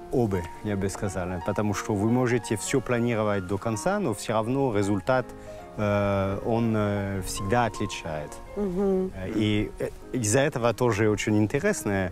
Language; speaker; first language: Russian; non-native, fluent; French